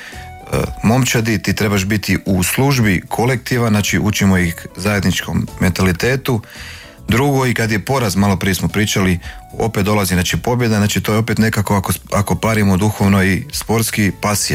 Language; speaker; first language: Croatian; native; Croatian